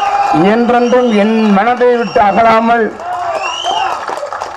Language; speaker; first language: Tamil; native; Tamil